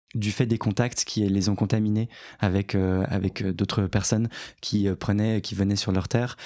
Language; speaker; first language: French; native; French